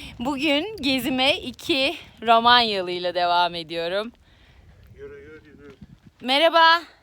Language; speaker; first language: Turkish; native; Turkish